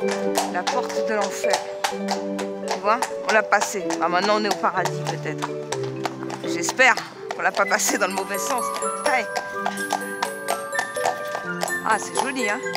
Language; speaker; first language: French; native; French